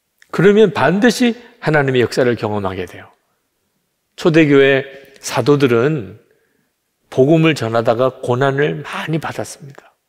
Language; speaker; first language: Korean; native; Korean